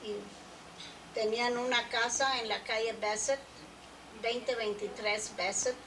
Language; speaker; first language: Spanish; early bilingual, other home language; English